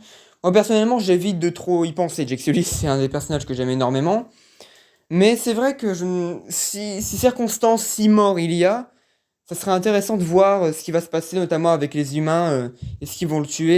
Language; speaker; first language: French; native; French